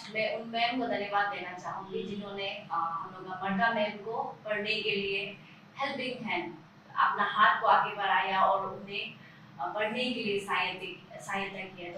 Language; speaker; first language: Hindi; non-native, local second language; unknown